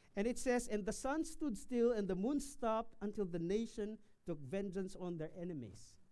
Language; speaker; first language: English; non-native, local second language; Filipino